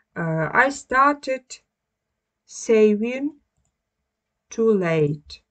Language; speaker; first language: English; non-native, fluent; Ukrainian